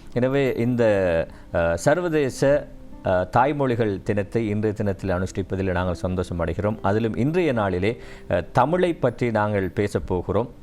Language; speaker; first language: Tamil; native; Tamil